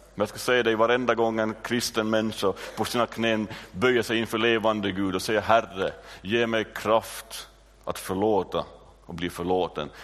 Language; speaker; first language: Swedish; native; Swedish